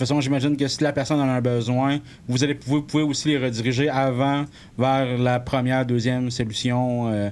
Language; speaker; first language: French; native; French